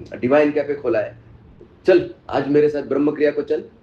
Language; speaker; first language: Hindi; non-native, local second language; Marathi